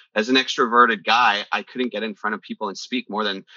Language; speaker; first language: English; early bilingual, other home language; Italian